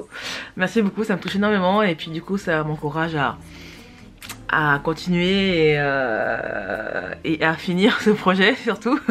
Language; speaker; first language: French; native; French